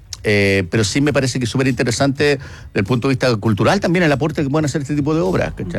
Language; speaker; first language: Spanish; native; Spanish